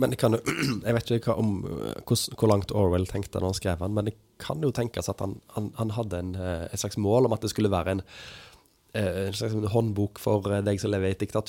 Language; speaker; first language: Norwegian; native; Norwegian